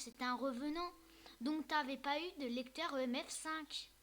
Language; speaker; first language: French; native; French